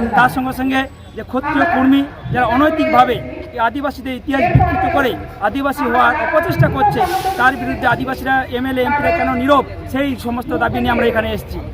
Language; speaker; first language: Bangla; non-native, local second language; Santali